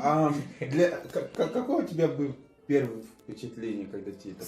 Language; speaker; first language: Russian; non-native, fluent; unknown